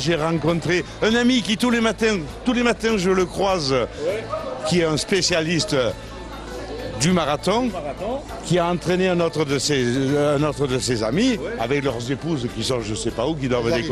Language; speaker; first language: French; native; French